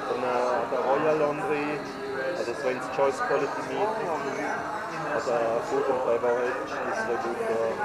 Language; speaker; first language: Indonesian; non-native, fluent; German